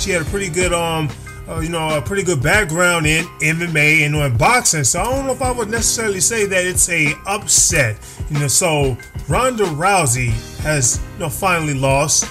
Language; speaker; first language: English; native; English